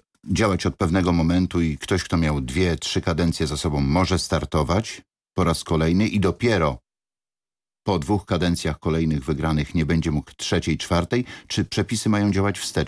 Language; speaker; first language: Polish; native; Polish